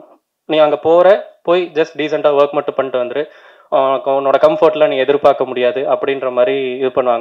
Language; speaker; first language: Tamil; native; Tamil